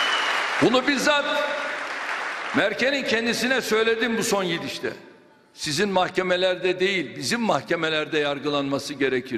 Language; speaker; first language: Turkish; native; Turkish